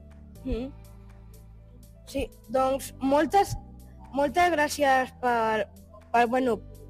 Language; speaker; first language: Catalan; native; Catalan